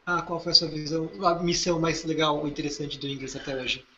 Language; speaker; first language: Portuguese; native; Portuguese